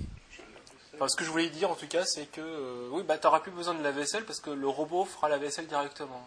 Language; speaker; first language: French; native; French